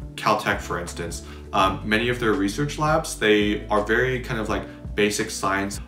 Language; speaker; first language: English; native; English